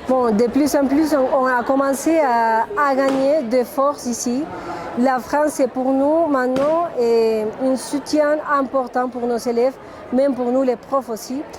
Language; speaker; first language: French; non-native, fluent; Spanish